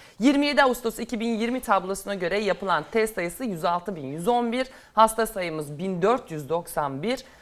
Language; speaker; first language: Turkish; native; Turkish